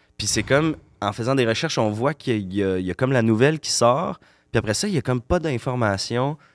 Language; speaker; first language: French; native; French